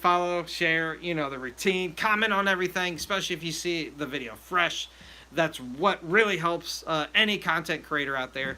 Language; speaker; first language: English; native; English